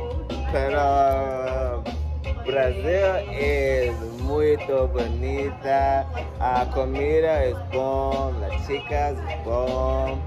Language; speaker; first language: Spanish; non-native, learner; English